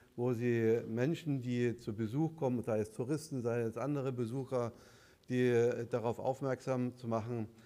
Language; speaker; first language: German; native; German